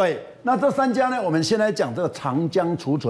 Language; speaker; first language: Chinese; native; Chinese